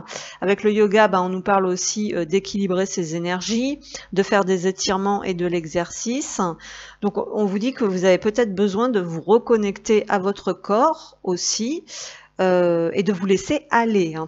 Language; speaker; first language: French; native; French